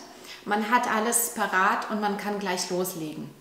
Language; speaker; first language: German; non-native, fluent; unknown